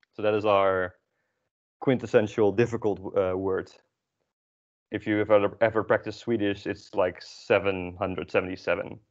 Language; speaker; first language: English; non-native, fluent; Dutch